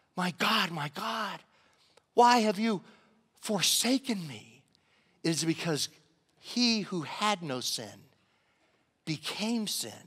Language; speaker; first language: English; native; English